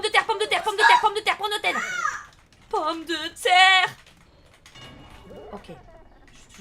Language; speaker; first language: French; native; French